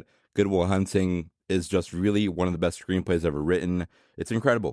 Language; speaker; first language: English; native; English